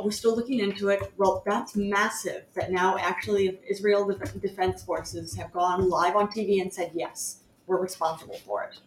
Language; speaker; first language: English; native; English